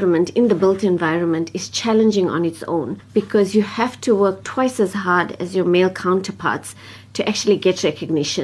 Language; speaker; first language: English; native; English